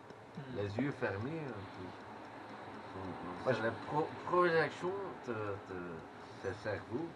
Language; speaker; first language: French; non-native, learner; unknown